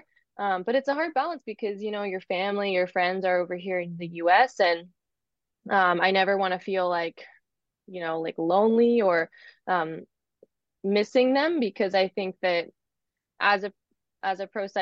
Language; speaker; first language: English; native; English